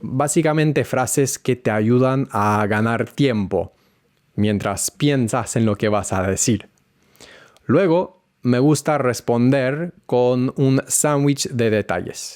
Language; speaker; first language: Spanish; non-native, fluent; English